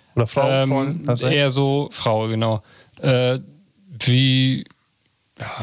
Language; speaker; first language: German; non-native, local second language; Low German